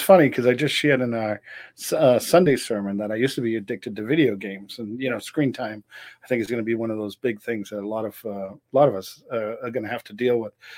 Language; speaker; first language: English; native; English